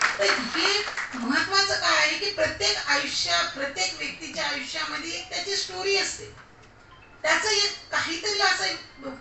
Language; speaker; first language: Marathi; non-native, local second language; Lambadi